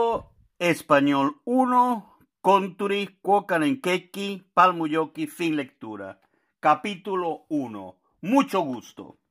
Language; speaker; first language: Spanish; non-native, fluent; Finnish